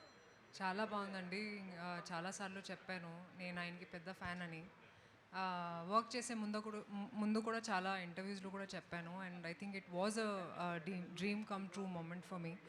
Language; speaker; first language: Telugu; non-native, local second language; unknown